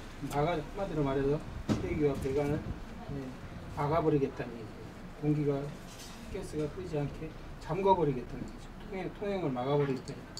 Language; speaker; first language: Korean; native; Korean